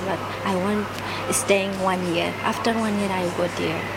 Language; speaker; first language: English; non-native, learner; Nepali